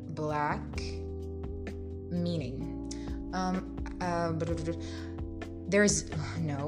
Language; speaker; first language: English; non-native, fluent; Arabic